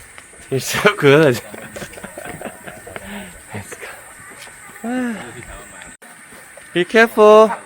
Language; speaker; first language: English; non-native, fluent; Korean